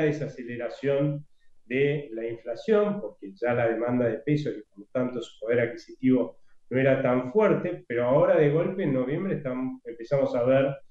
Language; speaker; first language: Spanish; native; Spanish